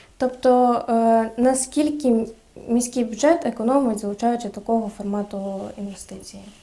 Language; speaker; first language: Ukrainian; native; Ukrainian